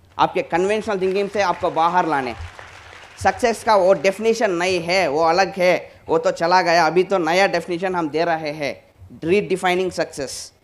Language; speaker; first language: Hindi; non-native, local second language; Telugu